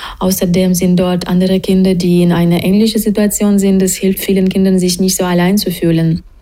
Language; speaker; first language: German; native; German